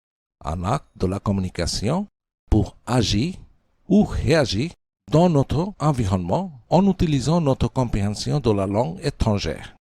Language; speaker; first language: French; non-native, fluent; Bangla